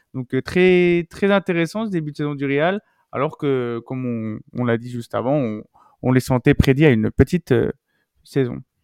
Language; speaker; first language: French; native; French